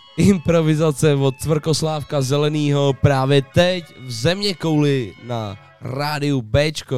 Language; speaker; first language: Czech; native; Czech